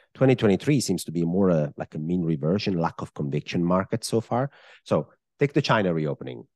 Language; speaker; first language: English; non-native, fluent; Italian